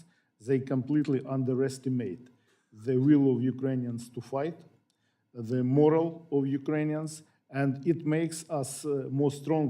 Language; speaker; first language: English; non-native, fluent; Ukrainian